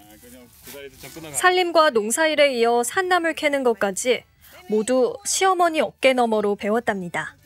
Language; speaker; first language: Korean; native; Korean